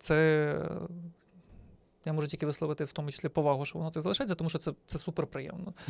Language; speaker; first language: Ukrainian; native; Ukrainian